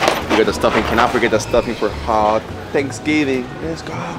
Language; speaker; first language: English; native; English